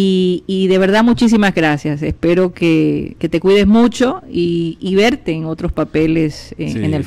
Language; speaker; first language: Spanish; native; Spanish